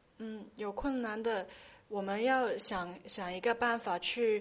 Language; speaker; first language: Chinese; early bilingual, heritage; Chinese